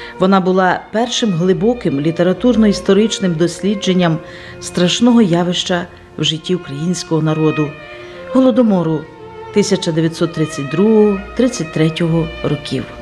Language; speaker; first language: Ukrainian; native; Ukrainian